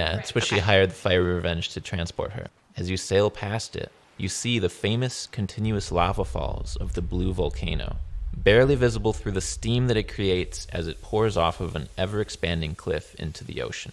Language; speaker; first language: English; native; English